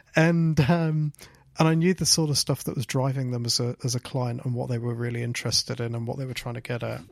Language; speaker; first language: English; native; English